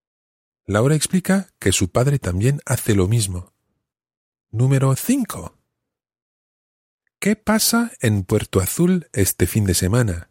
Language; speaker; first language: Spanish; non-native, fluent; English